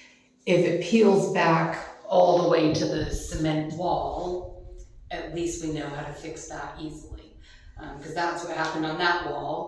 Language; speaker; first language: English; native; English